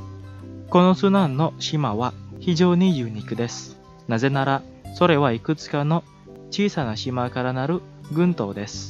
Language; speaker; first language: Japanese; non-native, fluent; Indonesian